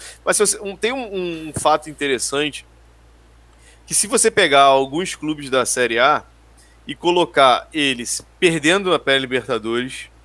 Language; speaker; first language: Portuguese; native; Portuguese